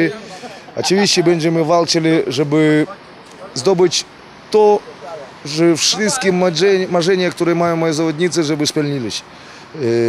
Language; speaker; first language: Polish; non-native, fluent; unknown